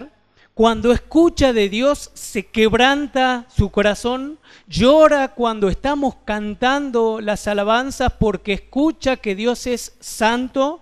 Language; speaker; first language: Spanish; native; Spanish